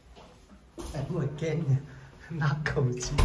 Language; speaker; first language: Chinese; native; Chinese